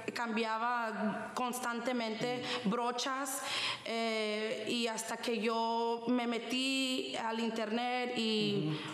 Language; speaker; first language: Spanish; early bilingual, heritage; Spanish